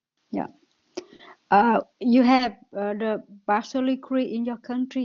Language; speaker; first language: English; non-native, learner; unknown